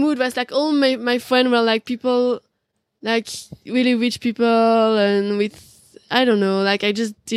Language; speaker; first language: English; non-native, fluent; French